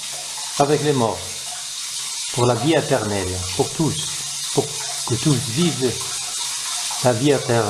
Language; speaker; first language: French; non-native, fluent; Spanish